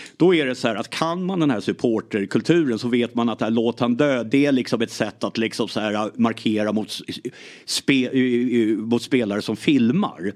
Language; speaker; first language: Swedish; early bilingual, other home language; English